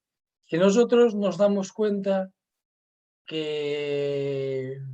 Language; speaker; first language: Spanish; non-native, fluent; Portuguese